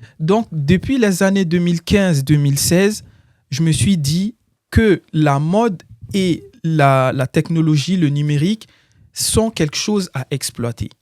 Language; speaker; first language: French; non-native, local second language; Bambara